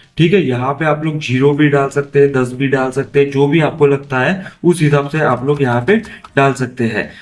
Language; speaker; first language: Hindi; non-native, local second language; Marathi